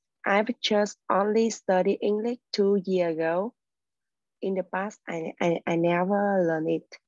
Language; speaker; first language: English; non-native, learner; Vietnamese